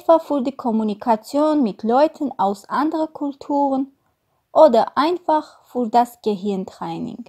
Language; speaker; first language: German; non-native, fluent; Armenian